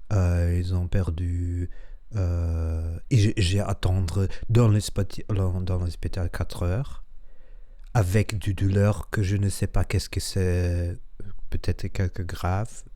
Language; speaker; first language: French; non-native, learner; Spanish